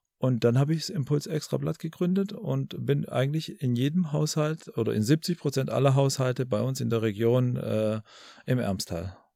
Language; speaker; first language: German; early bilingual, other home language; Albanian